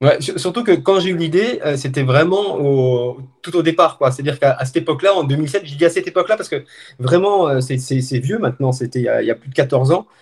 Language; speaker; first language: French; native; French